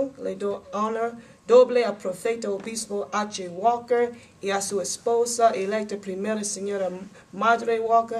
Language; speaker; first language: Spanish; non-native, learner; English